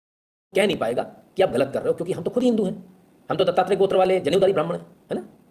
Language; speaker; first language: Hindi; native; Hindi